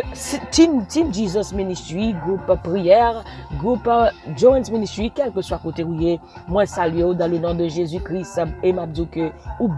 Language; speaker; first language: French; non-native, local second language; Haitian Creole